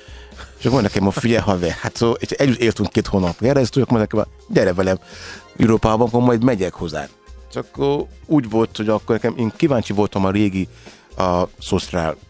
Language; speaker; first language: Hungarian; non-native, learner; Yoruba